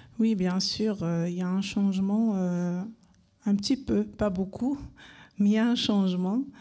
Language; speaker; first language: French; non-native, learner; Arabic